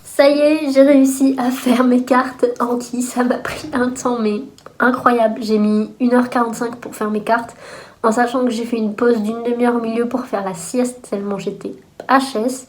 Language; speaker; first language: French; native; French